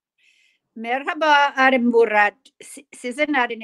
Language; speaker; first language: Turkish; non-native, learner; English